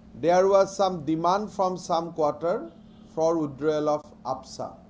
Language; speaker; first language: English; non-native, local second language; Assamese